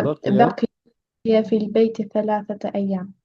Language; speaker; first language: Arabic; non-native, learner; Albanian